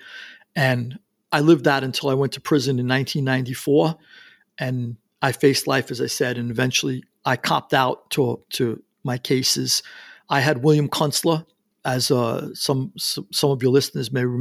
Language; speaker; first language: English; native; English